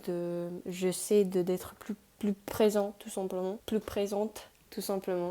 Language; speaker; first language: French; non-native, fluent; Spanish